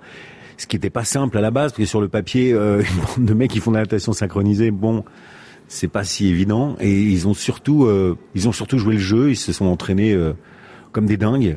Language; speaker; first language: French; native; French